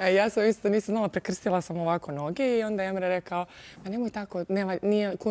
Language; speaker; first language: Serbian; native; Serbian